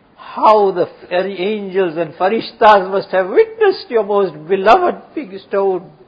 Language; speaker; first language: English; native; English